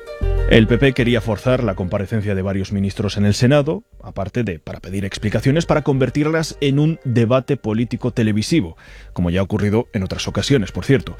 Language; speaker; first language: Spanish; native; Spanish